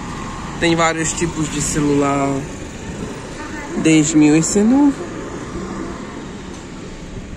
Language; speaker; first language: Portuguese; non-native, fluent; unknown